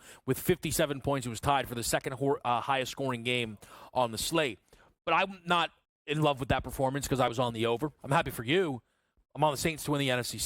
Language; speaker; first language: English; native; English